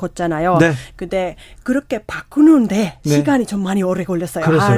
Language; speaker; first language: Korean; non-native, fluent; Finnish